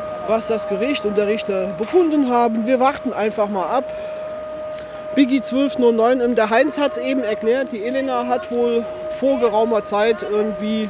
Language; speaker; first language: German; native; German